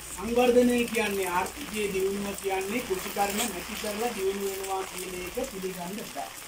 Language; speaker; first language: Sinhala; non-native, local second language; Tamil